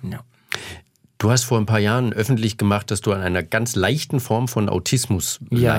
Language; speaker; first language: German; native; German